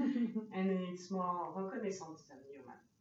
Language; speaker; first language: English; non-native, learner; French